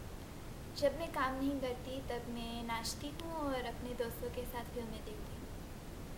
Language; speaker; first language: Hindi; early bilingual, heritage; Hindi